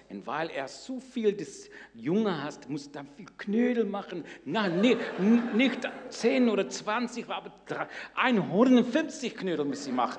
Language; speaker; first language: German; non-native, learner; English